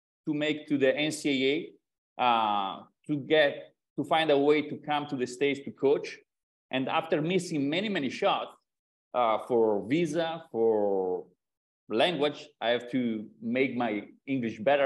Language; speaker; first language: English; non-native, fluent; Italian